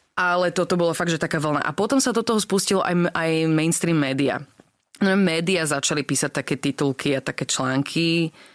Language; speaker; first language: Slovak; early bilingual, other home language; English